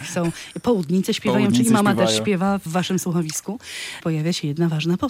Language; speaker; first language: Polish; native; Polish